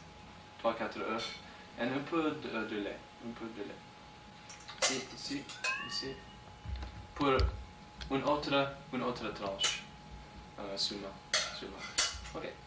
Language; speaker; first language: French; non-native, learner; English